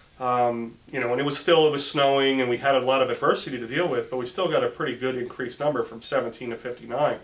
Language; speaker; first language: English; native; English